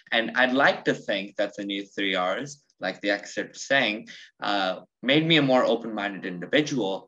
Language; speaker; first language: English; early bilingual, other home language; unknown